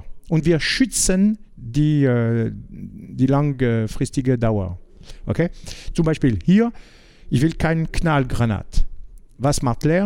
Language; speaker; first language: German; non-native, learner; French